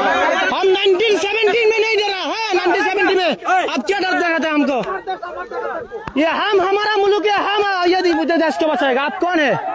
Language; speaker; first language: Hindi; non-native, learner; Bangla